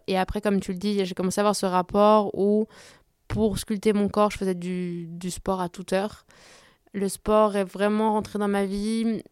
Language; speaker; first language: French; early bilingual, other home language; Spanish